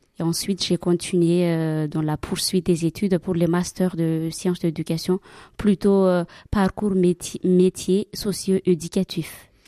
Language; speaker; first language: French; non-native, local second language; Malagasy